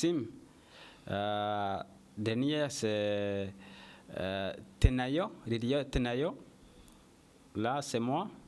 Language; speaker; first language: French; non-native, learner; Kinyarwanda